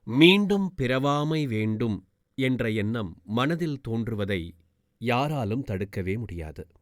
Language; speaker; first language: Tamil; native; Tamil